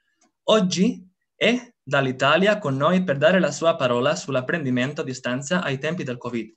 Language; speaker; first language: Italian; non-native, learner; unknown